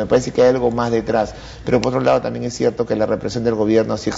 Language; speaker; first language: Spanish; native; Spanish